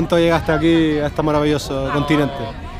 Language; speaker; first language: Spanish; native; Spanish